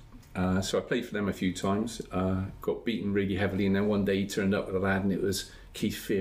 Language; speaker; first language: English; native; English